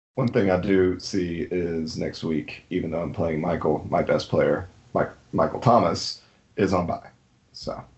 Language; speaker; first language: English; native; English